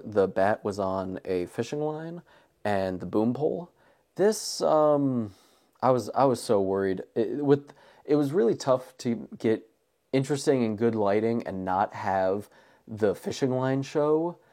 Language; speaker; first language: English; native; English